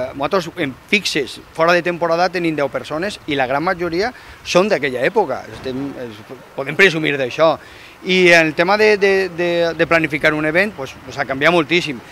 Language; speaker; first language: Catalan; native; Catalan